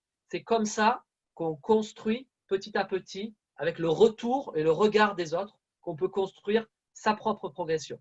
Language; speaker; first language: French; native; French